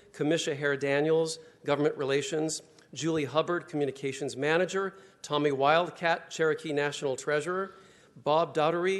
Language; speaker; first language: English; native; English